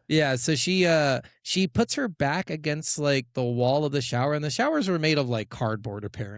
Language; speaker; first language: English; native; English